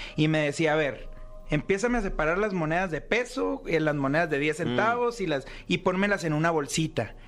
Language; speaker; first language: Spanish; native; Spanish